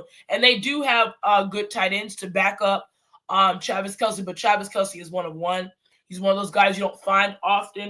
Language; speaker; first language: English; native; English